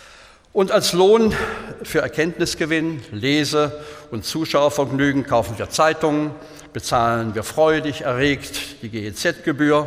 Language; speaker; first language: German; native; German